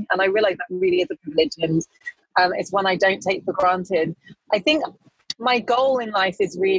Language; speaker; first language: English; native; English